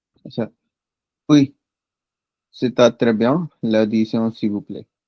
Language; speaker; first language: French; non-native, learner; Punjabi